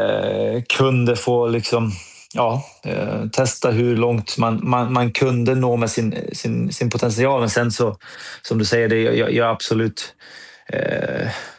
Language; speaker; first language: Swedish; native; Swedish